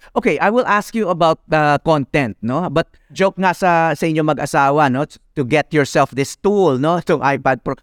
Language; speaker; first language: Filipino; native; Filipino